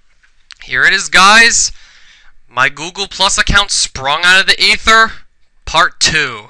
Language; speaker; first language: English; native; English